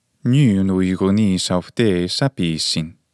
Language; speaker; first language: Greek; non-native, fluent; English